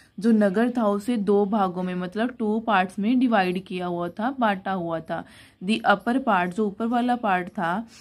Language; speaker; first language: Hindi; non-native, local second language; Punjabi